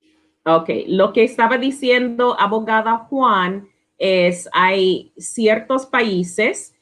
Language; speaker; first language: Spanish; non-native, learner; English